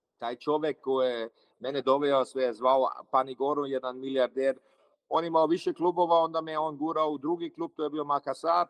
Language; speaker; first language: Croatian; early bilingual, heritage; Croatian